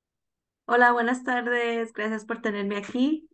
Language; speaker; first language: Spanish; early bilingual, heritage; Spanish